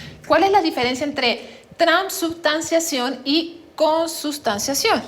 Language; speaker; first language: Spanish; native; Spanish